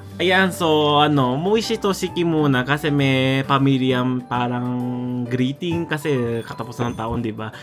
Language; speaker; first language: Filipino; early bilingual, heritage; Japanese